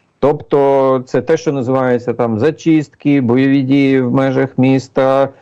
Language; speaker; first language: Ukrainian; native; Ukrainian